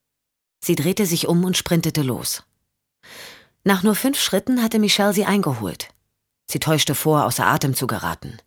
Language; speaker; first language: German; native; German